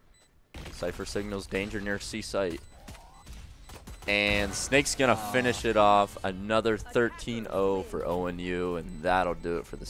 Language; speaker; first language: English; native; English